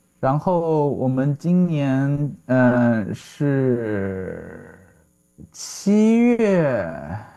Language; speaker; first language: Chinese; native; Chinese